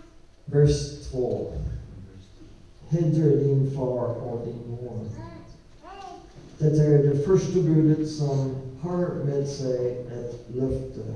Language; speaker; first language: Swedish; non-native, learner; English